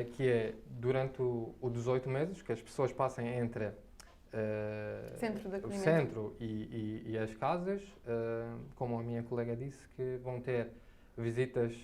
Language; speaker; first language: Portuguese; non-native, fluent; Arabic